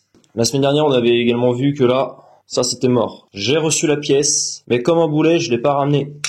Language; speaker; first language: French; native; French